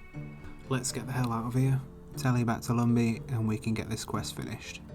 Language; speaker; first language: English; native; English